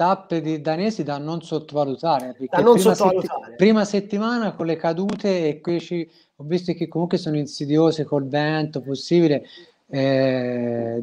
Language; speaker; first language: Italian; native; Italian